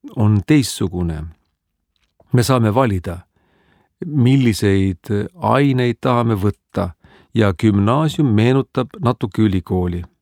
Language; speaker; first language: Estonian; non-native, learner; Spanish